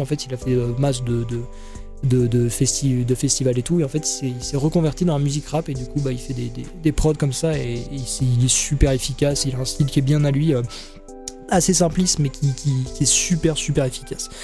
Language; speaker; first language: French; native; French